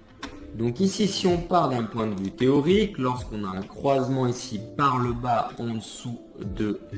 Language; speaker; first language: French; native; French